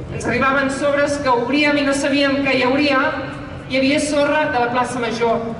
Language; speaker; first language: Catalan; native; Catalan